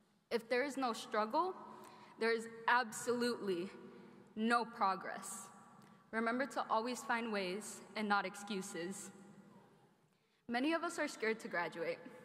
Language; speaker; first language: English; early bilingual, other home language; Spanish